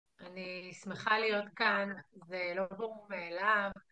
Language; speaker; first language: Hebrew; native; Hebrew